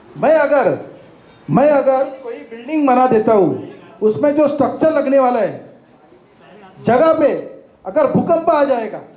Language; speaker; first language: Hindi; non-native, local second language; Marathi